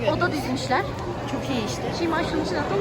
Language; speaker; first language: Turkish; native; Turkish